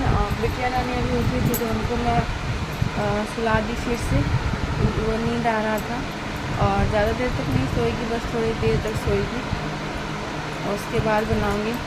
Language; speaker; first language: Hindi; native; Hindi